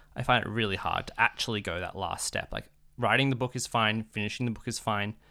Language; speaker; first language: English; native; English